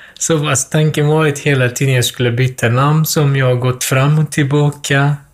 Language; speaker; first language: Swedish; non-native, fluent; Kurdish